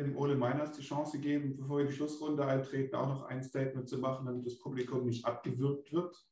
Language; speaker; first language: German; native; German